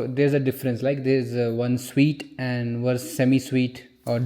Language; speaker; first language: English; non-native, local second language; Hindi